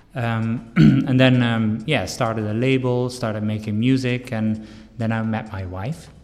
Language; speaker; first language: English; non-native, fluent; Dutch